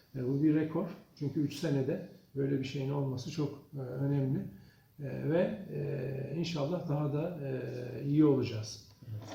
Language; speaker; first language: Turkish; early bilingual, other home language; Azerbaijani